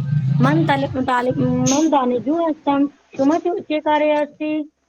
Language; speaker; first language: Persian; non-native, learner; Urdu